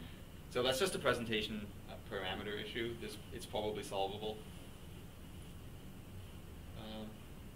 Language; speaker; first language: English; native; English